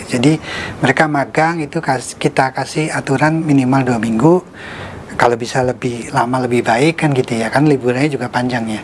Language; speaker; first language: Indonesian; native; Indonesian